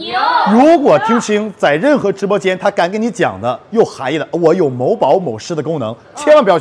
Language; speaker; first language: Chinese; native; Chinese